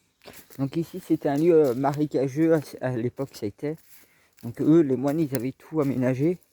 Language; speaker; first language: French; native; French